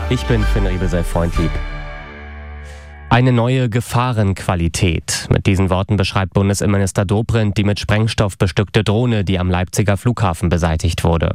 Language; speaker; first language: German; native; German